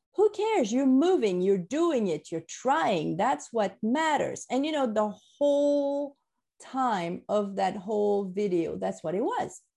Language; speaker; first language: English; non-native, fluent; French